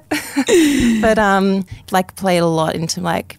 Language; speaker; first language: English; native; English